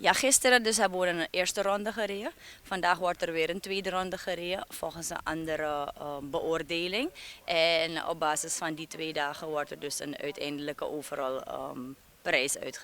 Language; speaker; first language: Dutch; native; Dutch